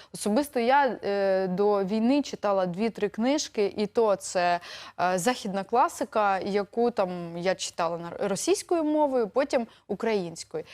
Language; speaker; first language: Ukrainian; native; Ukrainian